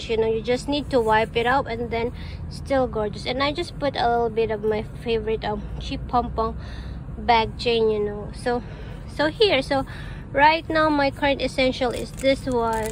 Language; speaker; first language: English; non-native, local second language; Filipino